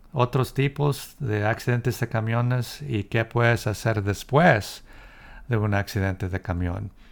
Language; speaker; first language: Spanish; early bilingual, heritage; Spanish